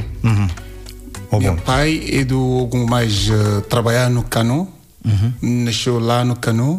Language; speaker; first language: Portuguese; non-native, learner; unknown